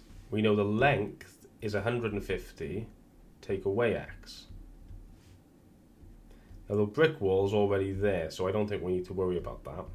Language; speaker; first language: English; native; English